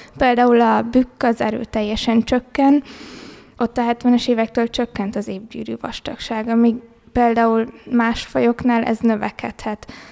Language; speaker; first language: Hungarian; early bilingual, heritage; Hungarian